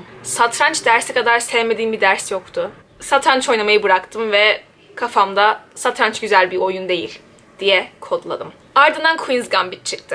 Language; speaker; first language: Turkish; native; Turkish